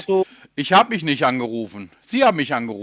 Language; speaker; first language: German; native; German